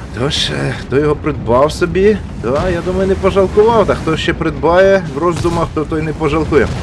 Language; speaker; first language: Ukrainian; native; Ukrainian